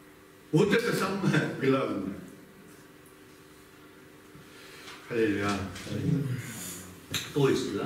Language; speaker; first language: Russian; non-native, learner; Korean